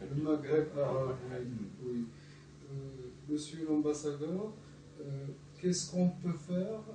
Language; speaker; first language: French; non-native, local second language; Arabic